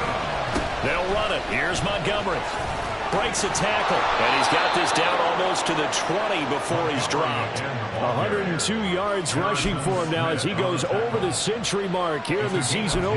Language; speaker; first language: English; native; English